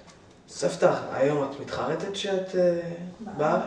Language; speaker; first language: Hebrew; native; Hebrew